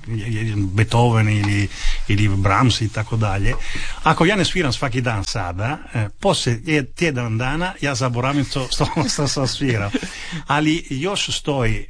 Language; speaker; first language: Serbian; early bilingual, heritage; Italian